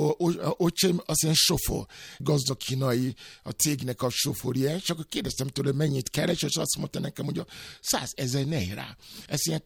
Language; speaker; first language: Hungarian; non-native, fluent; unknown